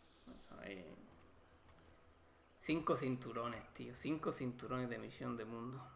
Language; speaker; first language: Spanish; native; Spanish